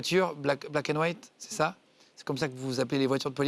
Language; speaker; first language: French; native; French